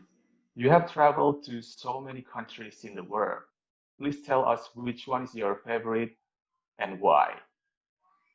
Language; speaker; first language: English; non-native, local second language; Indonesian